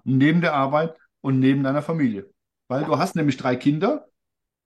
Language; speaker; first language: German; native; German